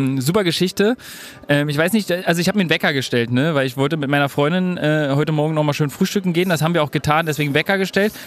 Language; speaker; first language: German; native; German